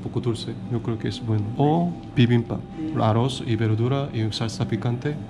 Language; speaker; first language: Spanish; non-native, learner; Korean